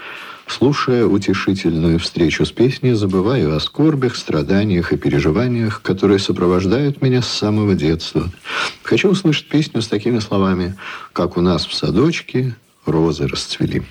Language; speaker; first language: Russian; native; Russian